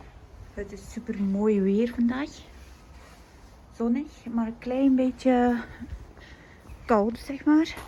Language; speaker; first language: Dutch; non-native, fluent; Tibetan